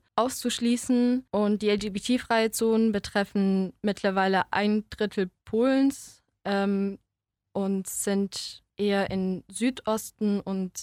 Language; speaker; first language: German; early bilingual, other home language; Polish